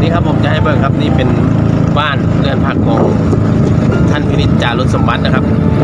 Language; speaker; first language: Thai; native; Thai